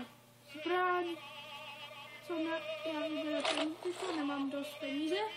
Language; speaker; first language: Czech; non-native, learner; Slovak